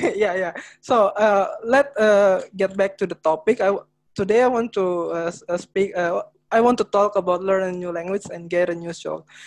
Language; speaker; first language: English; non-native, learner; Indonesian